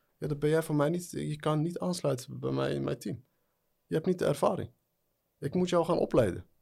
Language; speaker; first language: Dutch; early bilingual, other home language; Arabic